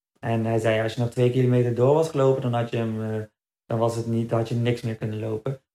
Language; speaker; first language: Dutch; early bilingual, other home language; Berber languages